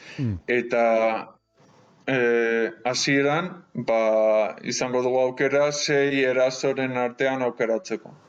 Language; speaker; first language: Basque; non-native, local second language; Spanish